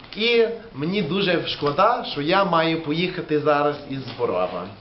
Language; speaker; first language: Ukrainian; non-native, learner; English